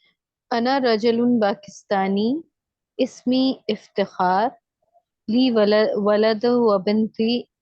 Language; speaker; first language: Arabic; non-native, learner; Urdu